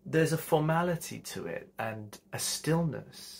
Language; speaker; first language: English; native; English